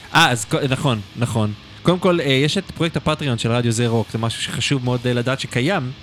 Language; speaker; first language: Hebrew; early bilingual, other home language; Hungarian